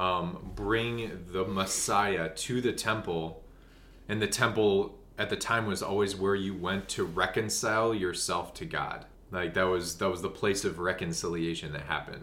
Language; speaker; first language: English; native; English